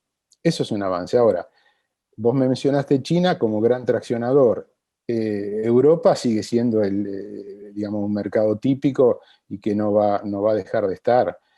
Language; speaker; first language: Spanish; native; Spanish